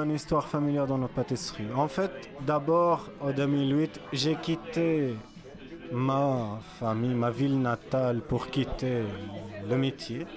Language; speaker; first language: French; non-native, fluent; Arabic